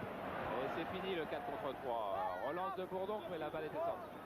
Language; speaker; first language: French; native; French